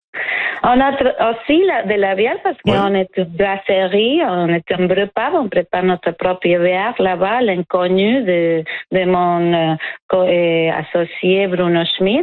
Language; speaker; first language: French; non-native, fluent; Spanish